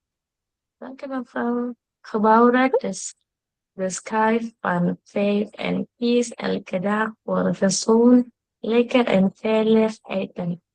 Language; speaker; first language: Dutch; non-native, learner; Indonesian